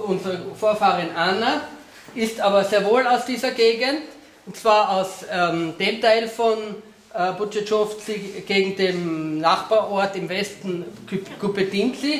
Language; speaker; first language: German; non-native, fluent; Slovenian